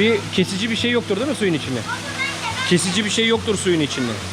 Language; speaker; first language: Turkish; early bilingual, heritage; Turkish